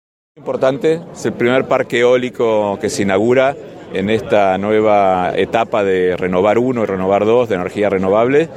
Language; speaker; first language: Spanish; native; Spanish